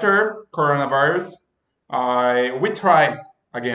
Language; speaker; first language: English; non-native, learner; Portuguese